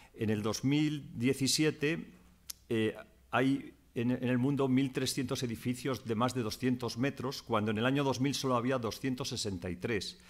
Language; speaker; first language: Spanish; native; Spanish